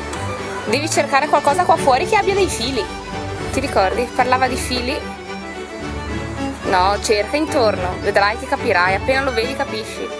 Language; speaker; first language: Italian; native; Italian